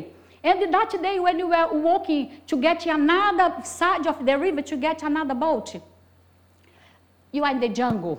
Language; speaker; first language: English; non-native, fluent; Portuguese